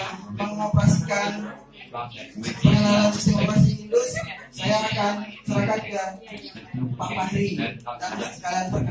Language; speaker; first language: Indonesian; native; Indonesian